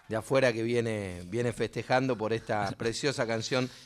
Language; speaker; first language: Spanish; native; Spanish